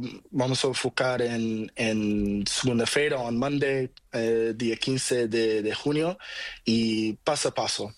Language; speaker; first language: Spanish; non-native, learner; Portuguese